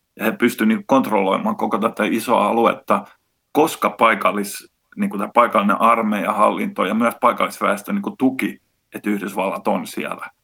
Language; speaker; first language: Finnish; native; Finnish